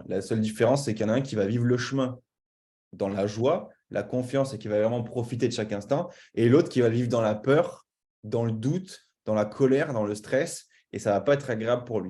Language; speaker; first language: French; native; French